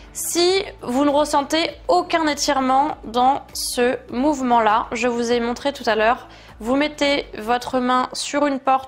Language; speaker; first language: French; native; French